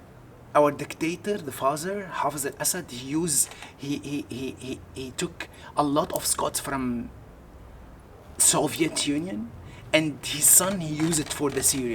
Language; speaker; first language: English; non-native, learner; Arabic